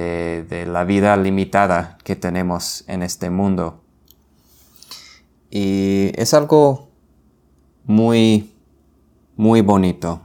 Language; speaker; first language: Spanish; non-native, fluent; English